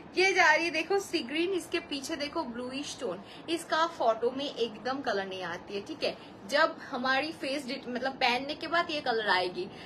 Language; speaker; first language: Hindi; non-native, local second language; Bangla